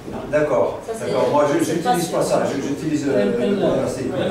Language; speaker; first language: French; non-native, fluent; Dutch